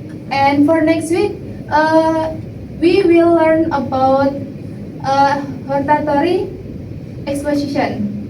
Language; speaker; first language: English; non-native, learner; Indonesian